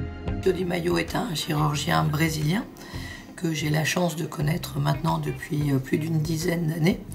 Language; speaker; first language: French; native; French